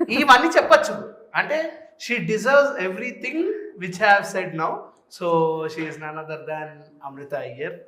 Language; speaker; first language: Telugu; native; Telugu